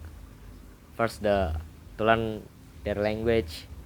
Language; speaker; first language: English; non-native, learner; Indonesian